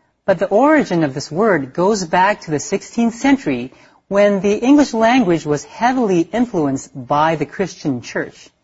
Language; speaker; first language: English; non-native, fluent; Chinese